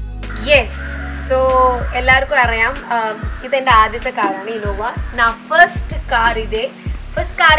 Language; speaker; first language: Telugu; non-native, learner; Malayalam